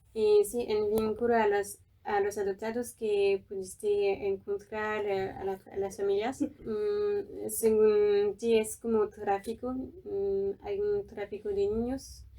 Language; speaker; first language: Spanish; non-native, fluent; French